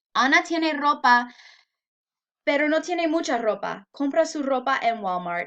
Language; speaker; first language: Spanish; non-native, fluent; English